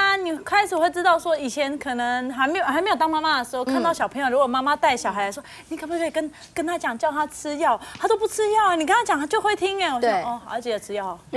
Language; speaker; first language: Chinese; native; Chinese